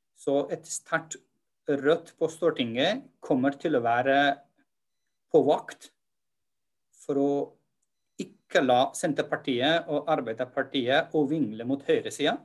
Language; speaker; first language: Norwegian; non-native, fluent; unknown